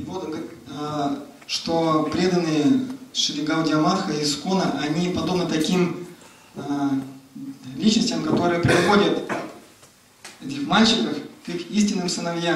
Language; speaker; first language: Russian; native; Russian